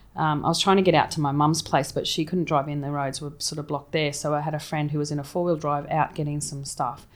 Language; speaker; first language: English; native; English